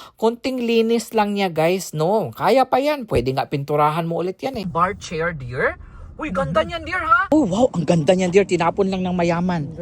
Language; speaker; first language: Filipino; non-native, local second language; Cebuano